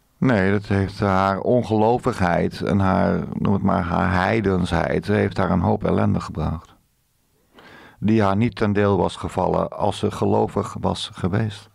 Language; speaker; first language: Dutch; native; Dutch